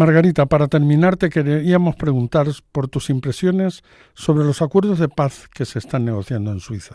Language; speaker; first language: Spanish; native; Spanish